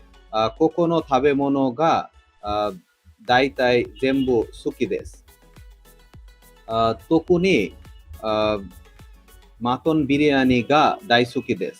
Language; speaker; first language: Japanese; non-native, learner; Bangla